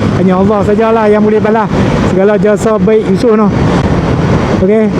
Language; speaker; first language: Malay; native; Malay